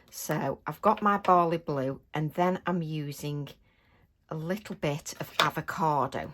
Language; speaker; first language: English; native; English